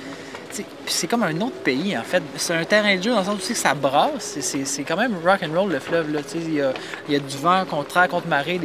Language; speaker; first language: French; native; French